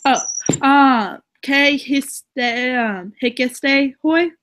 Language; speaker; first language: Spanish; non-native, learner; English